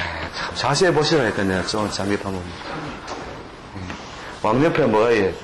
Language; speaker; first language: Korean; native; Korean